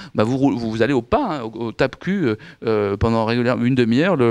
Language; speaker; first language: French; native; French